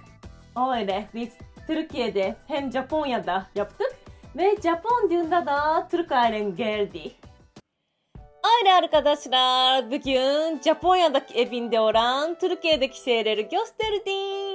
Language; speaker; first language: Turkish; non-native, learner; Japanese